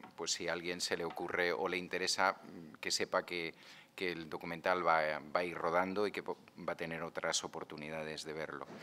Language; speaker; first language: Spanish; non-native, local second language; Catalan